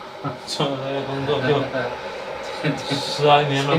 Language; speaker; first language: Chinese; native; Chinese